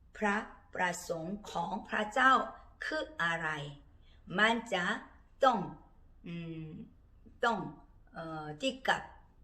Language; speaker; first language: Thai; non-native, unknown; Korean